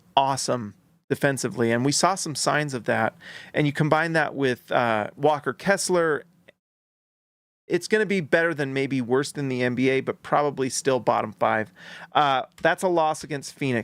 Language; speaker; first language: English; native; English